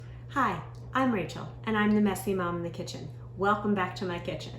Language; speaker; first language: English; native; English